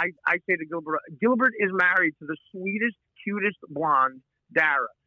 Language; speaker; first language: English; native; English